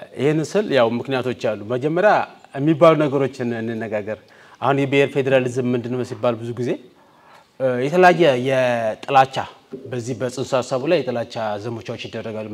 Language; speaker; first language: Amharic; non-native, local second language; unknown